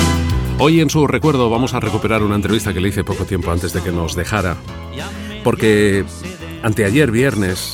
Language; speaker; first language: Spanish; native; Spanish